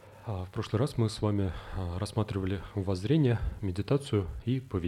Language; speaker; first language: Russian; native; Russian